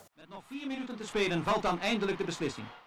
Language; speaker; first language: Dutch; native; Dutch